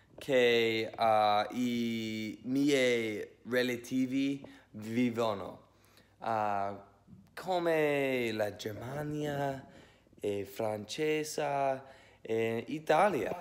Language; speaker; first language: Italian; early bilingual, heritage; English